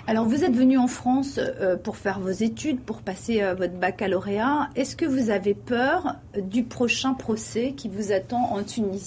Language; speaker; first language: French; native; French